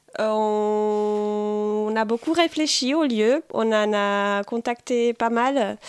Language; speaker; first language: French; non-native, fluent; Polish